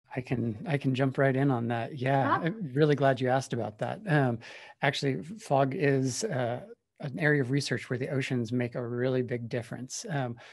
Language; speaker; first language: English; native; English